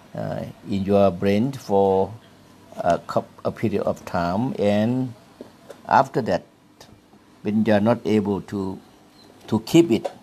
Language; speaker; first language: English; non-native, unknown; Thai